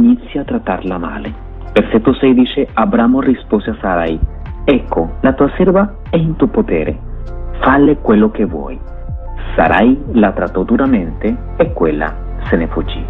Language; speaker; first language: Italian; non-native, fluent; Spanish